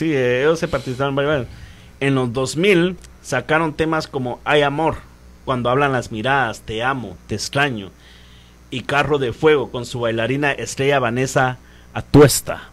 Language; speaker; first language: Spanish; native; Spanish